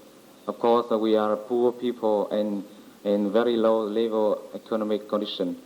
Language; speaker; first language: English; non-native, learner; Vietnamese